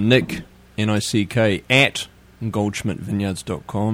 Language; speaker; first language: English; native; English